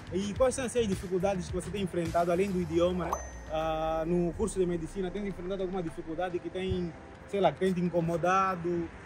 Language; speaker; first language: Portuguese; native; Portuguese